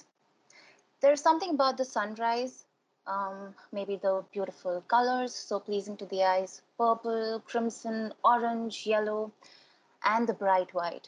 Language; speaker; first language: English; non-native, local second language; Hindi